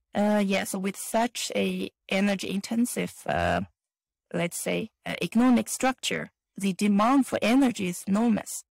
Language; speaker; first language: English; non-native, fluent; Chinese